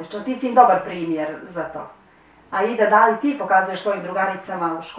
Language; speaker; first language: Croatian; native; Croatian